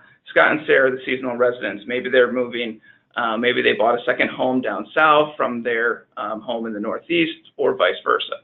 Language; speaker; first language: English; native; English